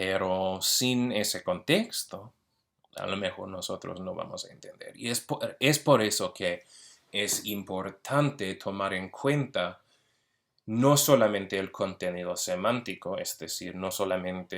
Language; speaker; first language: Spanish; early bilingual, heritage; Spanish